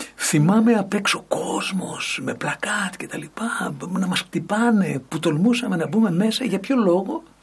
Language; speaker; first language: Greek; native; Greek